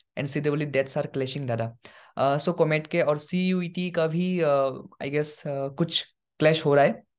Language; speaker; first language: Hindi; non-native, local second language; Assamese